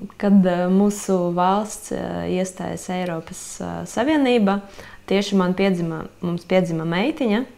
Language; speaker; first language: Latvian; non-native, local second language; Russian